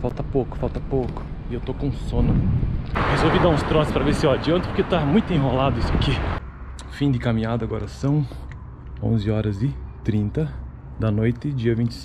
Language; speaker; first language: Portuguese; native; Portuguese